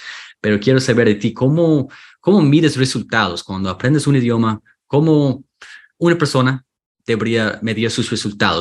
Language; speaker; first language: Spanish; non-native, fluent; English